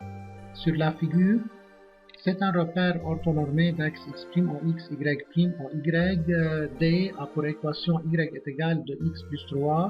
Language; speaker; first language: French; non-native, local second language; Arabic